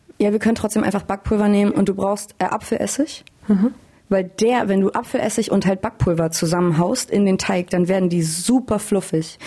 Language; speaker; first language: German; native; German